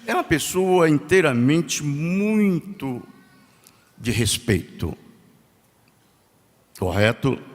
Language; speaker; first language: Portuguese; native; Portuguese